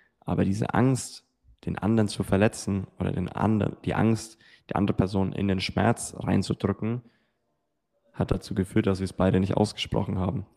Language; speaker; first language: German; native; German